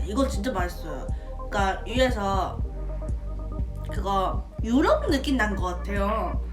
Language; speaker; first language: Korean; non-native, learner; Chinese